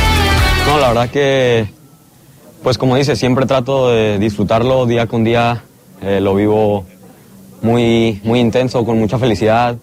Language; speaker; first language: Spanish; native; Spanish